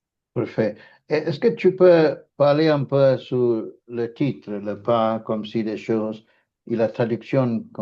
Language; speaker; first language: French; non-native, fluent; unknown